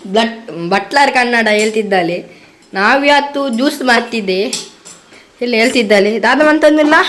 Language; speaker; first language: Kannada; non-native, local second language; Tulu